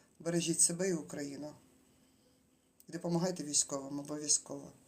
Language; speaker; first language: Ukrainian; native; Ukrainian